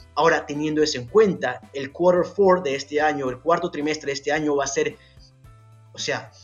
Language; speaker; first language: Spanish; native; Spanish